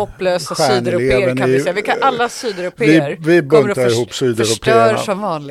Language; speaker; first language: Swedish; native; Swedish